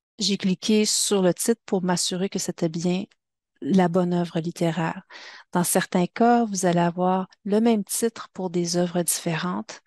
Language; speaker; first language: French; native; French